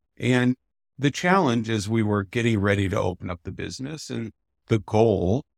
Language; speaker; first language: English; native; English